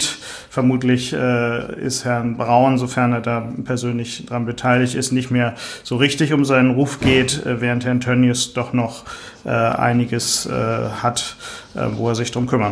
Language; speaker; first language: German; native; German